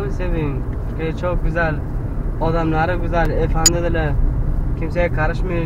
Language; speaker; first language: Turkish; non-native, learner; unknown